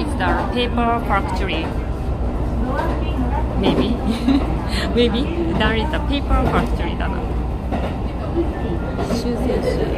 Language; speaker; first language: English; non-native, learner; Japanese